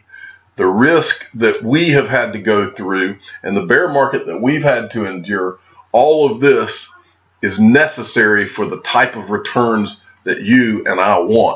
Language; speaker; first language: English; native; English